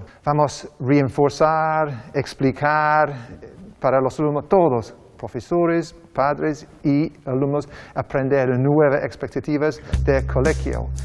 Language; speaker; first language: Spanish; non-native, learner; English